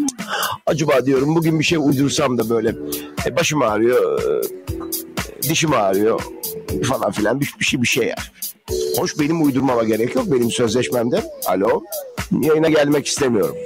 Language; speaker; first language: Turkish; native; Turkish